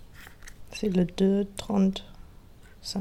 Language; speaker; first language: French; non-native, learner; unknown